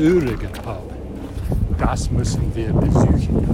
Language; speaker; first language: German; non-native, learner; English